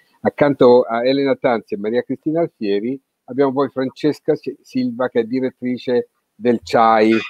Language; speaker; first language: Italian; native; Italian